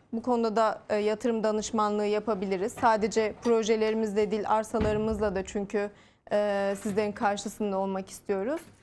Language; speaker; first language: Turkish; native; Turkish